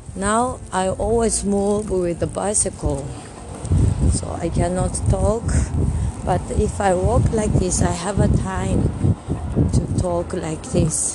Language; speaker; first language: English; non-native, learner; Japanese